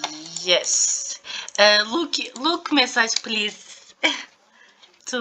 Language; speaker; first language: English; non-native, learner; Turkish